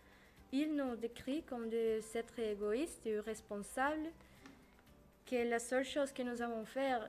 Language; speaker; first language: French; non-native, learner; Spanish